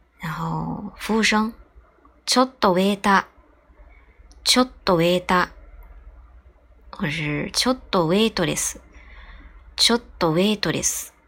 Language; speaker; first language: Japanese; non-native, fluent; Chinese